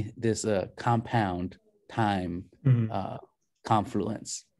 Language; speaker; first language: English; native; English